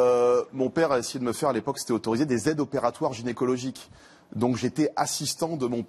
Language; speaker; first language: French; native; French